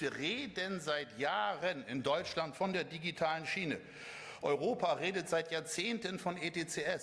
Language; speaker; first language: German; native; German